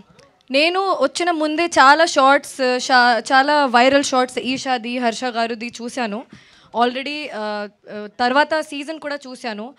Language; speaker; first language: Telugu; non-native, learner; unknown